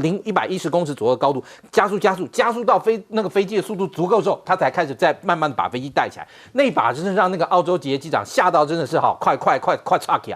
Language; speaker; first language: Chinese; native; Chinese